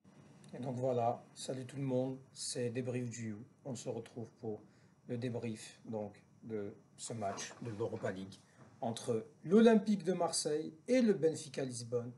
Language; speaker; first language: French; native; French